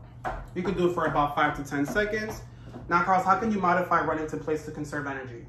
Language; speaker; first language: English; native; English